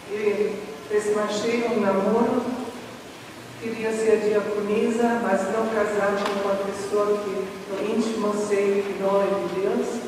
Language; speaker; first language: Portuguese; non-native, fluent; German